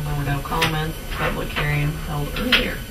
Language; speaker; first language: English; native; English